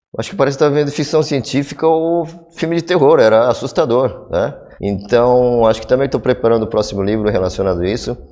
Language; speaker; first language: Portuguese; early bilingual, other home language; Korean